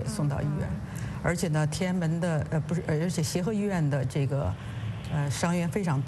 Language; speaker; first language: Chinese; native; Chinese